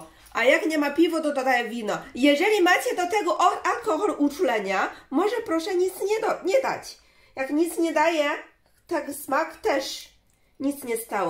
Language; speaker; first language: Polish; non-native, learner; Chinese